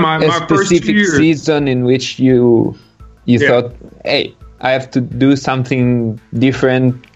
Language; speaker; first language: English; non-native, fluent; Italian